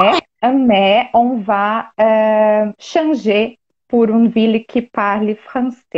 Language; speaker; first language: French; non-native, learner; Portuguese